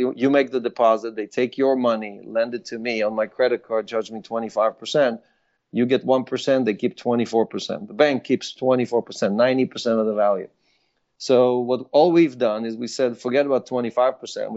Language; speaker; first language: English; non-native, fluent; Hebrew